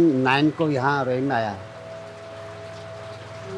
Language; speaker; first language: Hindi; non-native, local second language; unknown